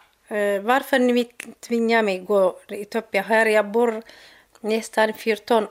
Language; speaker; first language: Swedish; non-native, learner; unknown